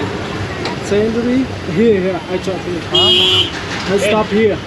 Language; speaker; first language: English; non-native, learner; Vietnamese